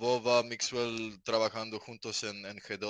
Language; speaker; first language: Spanish; non-native, learner; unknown